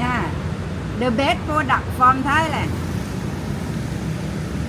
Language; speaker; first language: English; non-native, learner; Thai